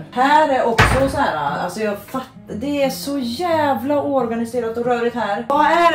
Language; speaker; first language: Swedish; native; Swedish